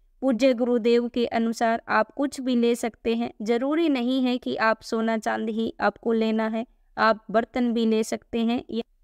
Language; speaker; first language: Hindi; native; Hindi